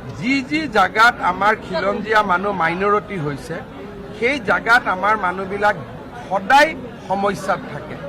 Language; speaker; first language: Assamese; native; Assamese